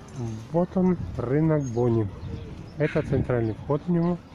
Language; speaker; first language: Russian; native; Russian